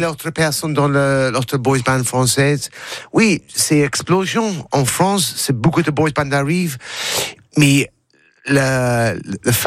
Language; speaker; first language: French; non-native, learner; English